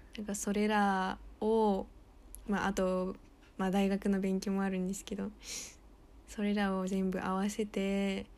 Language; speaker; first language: Japanese; early bilingual, heritage; Japanese